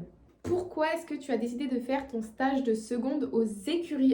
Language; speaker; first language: French; native; French